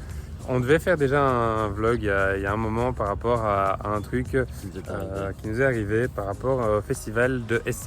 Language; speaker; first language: French; native; French